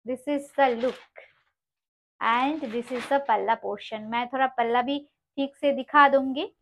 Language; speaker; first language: Hindi; non-native, local second language; Bangla